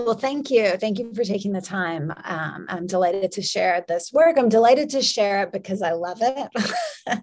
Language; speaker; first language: English; native; English